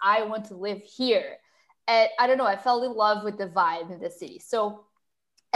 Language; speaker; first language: English; non-native, fluent; Portuguese